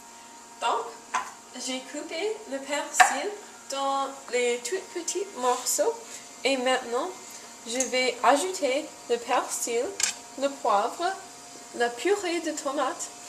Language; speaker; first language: French; non-native, learner; English